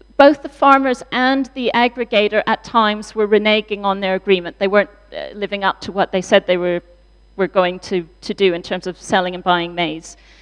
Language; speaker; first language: English; native; English